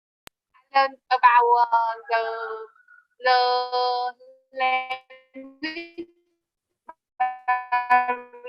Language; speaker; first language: English; non-native, learner; Vietnamese